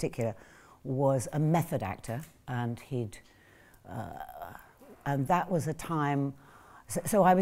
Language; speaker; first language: English; native; English